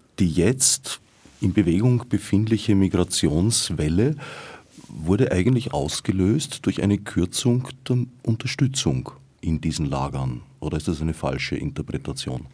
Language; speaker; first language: German; native; German